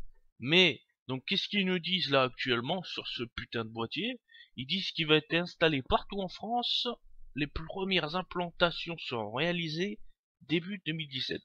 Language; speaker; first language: French; native; French